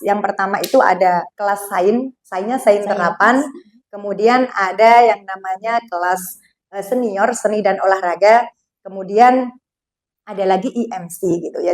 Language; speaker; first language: Indonesian; non-native, local second language; Javanese